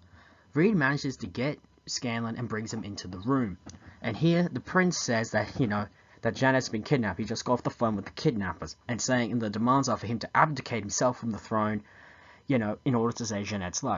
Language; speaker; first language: English; native; English